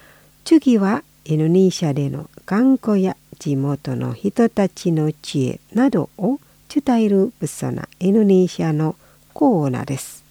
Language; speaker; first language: Japanese; non-native, fluent; Indonesian